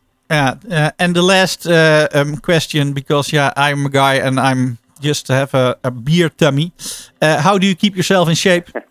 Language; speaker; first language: English; non-native, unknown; Dutch